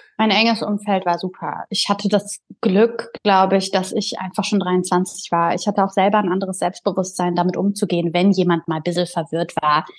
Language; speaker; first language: German; early bilingual, other home language; Bulgarian